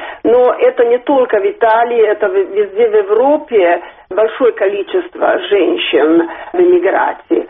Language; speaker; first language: Russian; non-native, fluent; Italian